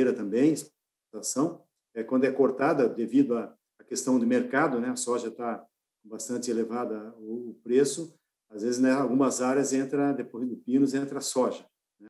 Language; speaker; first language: Portuguese; native; Portuguese